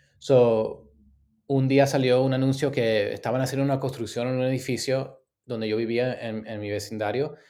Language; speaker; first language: Spanish; early bilingual, heritage; Spanish